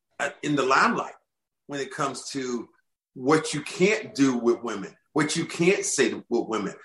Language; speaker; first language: English; native; English